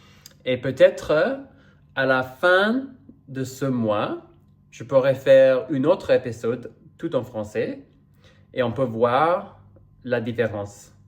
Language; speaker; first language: French; non-native, fluent; English